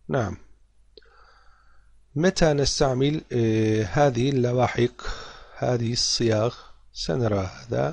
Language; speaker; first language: Arabic; non-native, fluent; Turkish